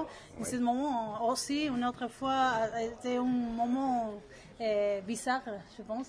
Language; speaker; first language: French; non-native, learner; Spanish